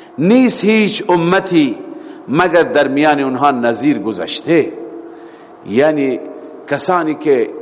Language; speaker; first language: Persian; native; Persian